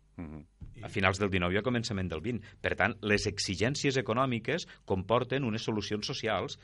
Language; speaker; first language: Catalan; native; Catalan